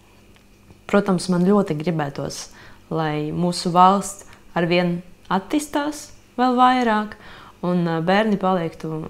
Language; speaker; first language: Latvian; non-native, local second language; Russian